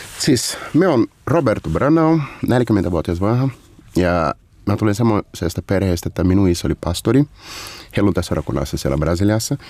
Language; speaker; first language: Finnish; non-native, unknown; Portuguese